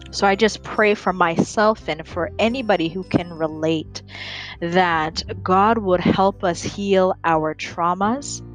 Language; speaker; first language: English; early bilingual, other home language; Rundi